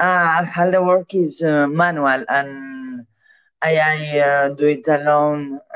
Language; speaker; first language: English; non-native, learner; Catalan